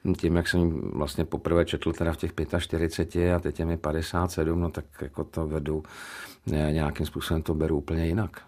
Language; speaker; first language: Czech; native; Czech